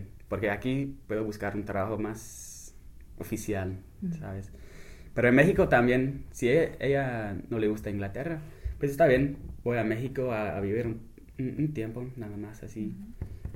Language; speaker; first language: Spanish; non-native, fluent; English